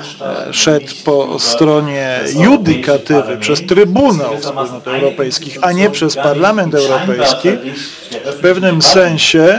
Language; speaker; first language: Polish; native; Polish